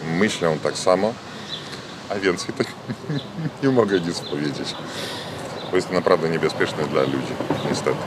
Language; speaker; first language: Polish; non-native, fluent; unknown